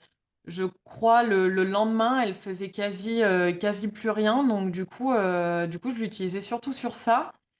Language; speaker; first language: French; native; French